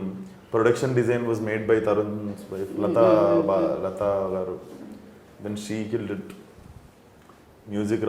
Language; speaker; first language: Telugu; native; Telugu